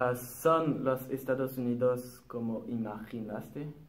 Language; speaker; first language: Spanish; non-native, learner; English